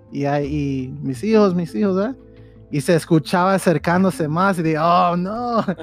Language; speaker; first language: Spanish; early bilingual, heritage; Spanish